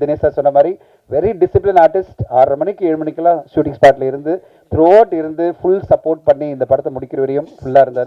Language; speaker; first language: Tamil; native; Tamil